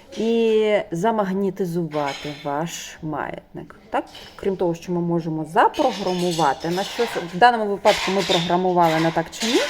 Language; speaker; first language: Ukrainian; non-native, local second language; Russian